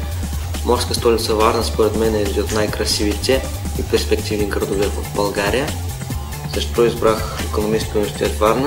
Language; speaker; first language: Bulgarian; non-native, fluent; Russian